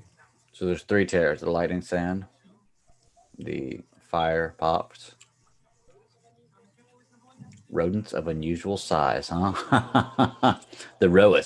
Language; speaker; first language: English; native; English